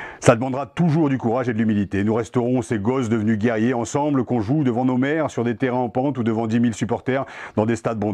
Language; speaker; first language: French; native; French